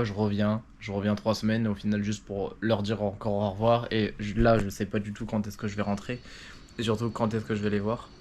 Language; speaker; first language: French; native; French